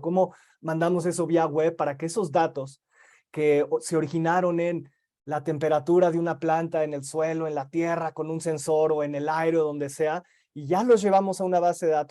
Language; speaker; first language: Spanish; native; Spanish